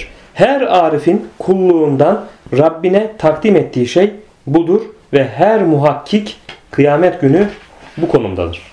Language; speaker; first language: Turkish; native; Turkish